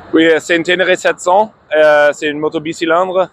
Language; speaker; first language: French; non-native, fluent; German